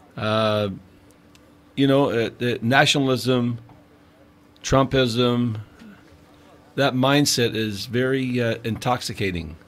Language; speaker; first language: English; native; English